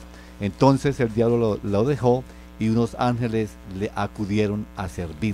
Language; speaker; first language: Spanish; native; Spanish